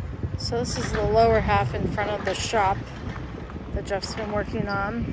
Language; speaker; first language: English; native; English